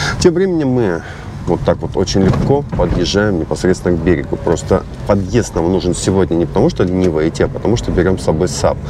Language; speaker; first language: Russian; native; Russian